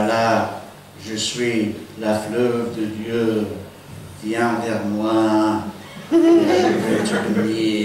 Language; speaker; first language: French; non-native, fluent; English